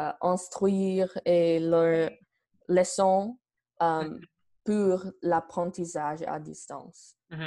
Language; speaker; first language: French; non-native, learner; English